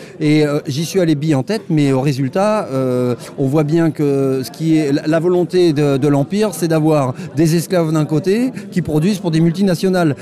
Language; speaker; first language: French; native; French